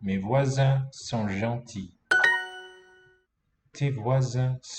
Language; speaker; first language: French; non-native, fluent; English